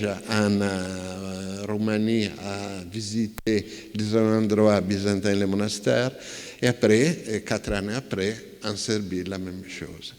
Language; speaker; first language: French; non-native, fluent; Italian